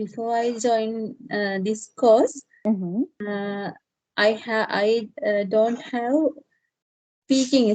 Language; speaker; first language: English; non-native, local second language; Sinhala